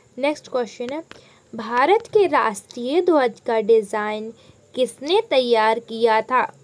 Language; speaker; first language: Hindi; native; Hindi